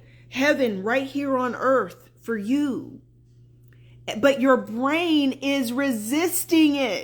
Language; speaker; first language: English; native; English